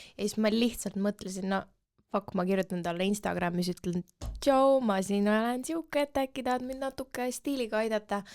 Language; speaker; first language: Estonian; non-native, local second language; Russian